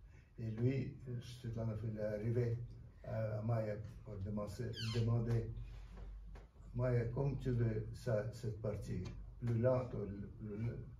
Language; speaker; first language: French; non-native, fluent; Russian